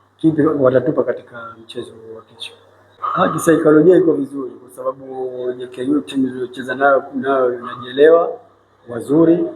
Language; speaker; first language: Swahili; native; Swahili